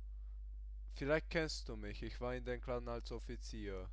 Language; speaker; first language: German; early bilingual, other home language; Hungarian